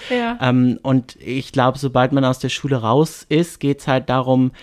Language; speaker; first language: German; native; German